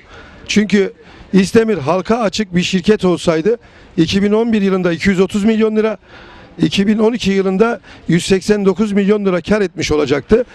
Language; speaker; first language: Turkish; native; Turkish